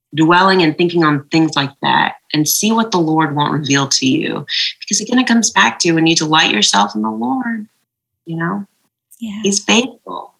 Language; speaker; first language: English; native; English